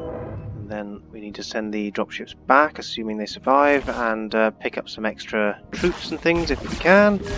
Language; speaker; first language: English; native; English